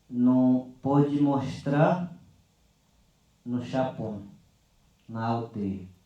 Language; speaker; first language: Portuguese; non-native, local second language; Yanomámi